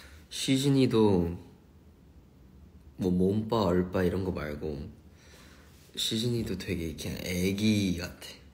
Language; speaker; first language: Korean; early bilingual, heritage; Korean